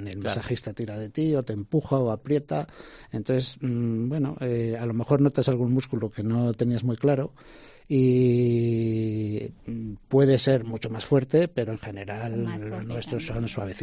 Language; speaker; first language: Spanish; native; Spanish